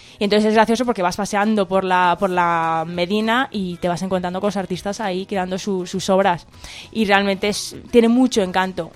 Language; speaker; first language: Spanish; early bilingual, heritage; Spanish